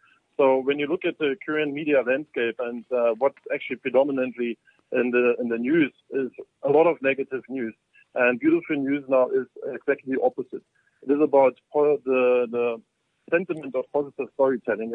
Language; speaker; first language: English; non-native, fluent; German